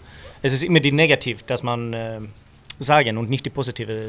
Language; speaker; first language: German; non-native, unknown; Swedish